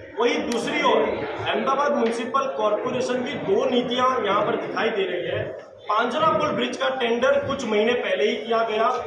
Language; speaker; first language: Hindi; non-native, local second language; Gujarati